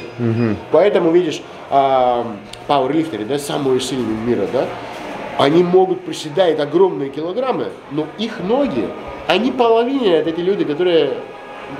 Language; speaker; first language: Russian; non-native, fluent; Greek